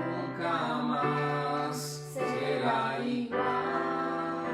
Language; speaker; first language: Spanish; native; Spanish